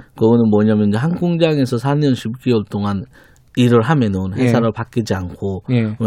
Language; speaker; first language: Korean; non-native, fluent; Bangla